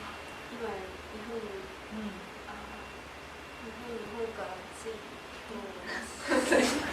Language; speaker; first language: Japanese; non-native, learner; Thai